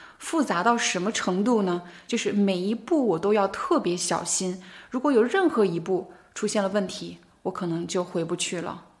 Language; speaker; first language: Chinese; native; Chinese